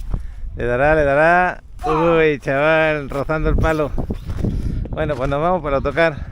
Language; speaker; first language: Spanish; native; Spanish